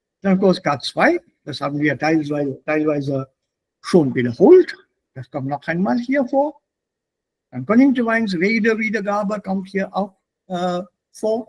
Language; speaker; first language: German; non-native, fluent; Hindi